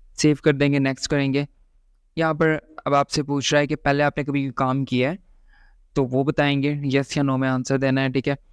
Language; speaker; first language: Urdu; native; Urdu